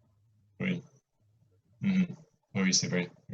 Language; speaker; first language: French; non-native, fluent; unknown